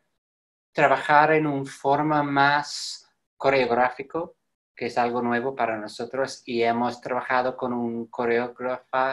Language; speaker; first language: Spanish; non-native, fluent; English